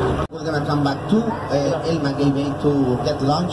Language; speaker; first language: English; non-native, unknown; Spanish